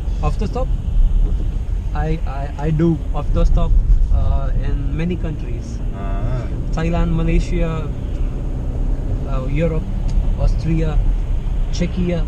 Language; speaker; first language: English; non-native, local second language; Hindi